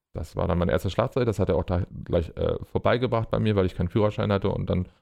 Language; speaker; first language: German; native; German